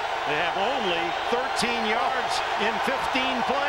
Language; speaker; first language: English; native; English